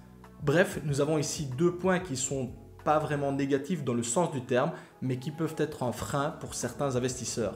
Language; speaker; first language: French; native; French